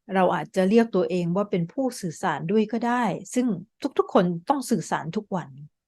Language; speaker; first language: Thai; native; Thai